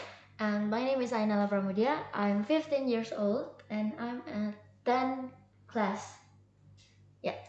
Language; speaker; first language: English; non-native, learner; Indonesian